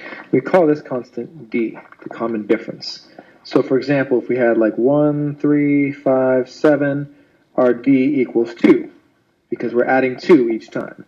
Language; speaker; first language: English; native; English